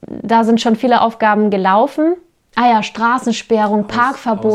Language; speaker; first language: German; native; German